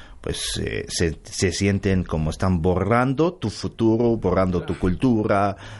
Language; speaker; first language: Spanish; non-native, learner; Arabic